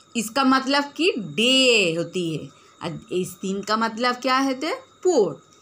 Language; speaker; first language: Hindi; non-native, local second language; Bangla